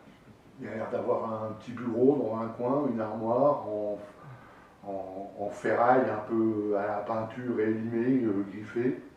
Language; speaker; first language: French; native; French